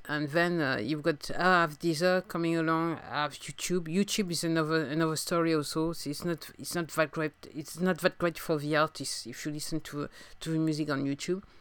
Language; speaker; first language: English; non-native, fluent; French